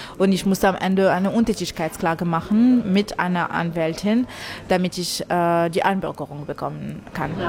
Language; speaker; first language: German; non-native, fluent; Arabic